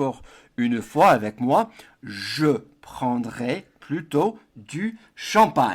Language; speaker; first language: French; non-native, fluent; English